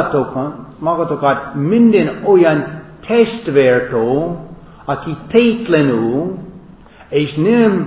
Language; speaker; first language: Hungarian; non-native, fluent; English